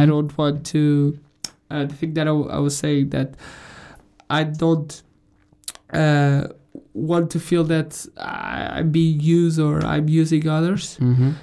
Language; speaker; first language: English; non-native, fluent; Portuguese